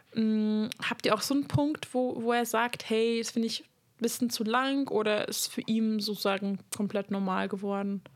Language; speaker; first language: German; non-native, fluent; Hungarian